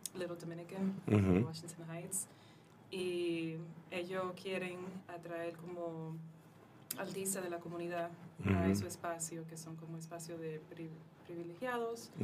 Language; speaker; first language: Spanish; early bilingual, heritage; Spanish